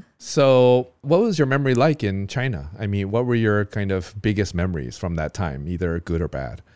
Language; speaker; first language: English; native; English